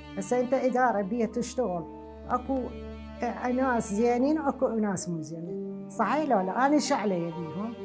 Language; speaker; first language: Arabic; non-native, local second language; Southern Kurdish